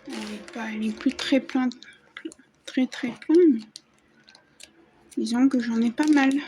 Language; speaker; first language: French; native; French